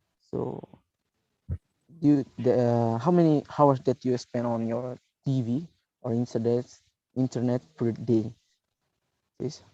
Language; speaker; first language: English; non-native, learner; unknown